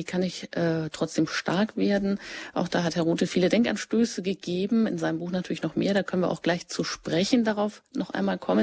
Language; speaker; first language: German; native; German